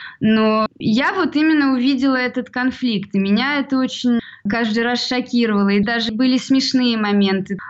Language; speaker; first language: Russian; early bilingual, heritage; Russian